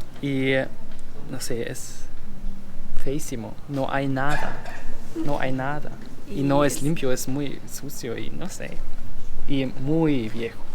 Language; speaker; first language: Spanish; non-native, learner; German